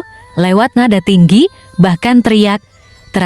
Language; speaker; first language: Indonesian; native; Indonesian